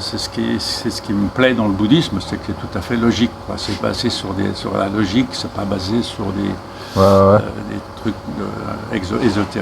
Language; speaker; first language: French; native; French